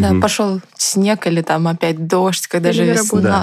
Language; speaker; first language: Russian; native; Russian